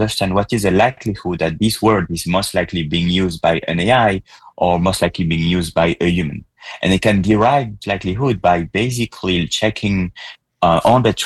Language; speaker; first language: English; non-native, fluent; French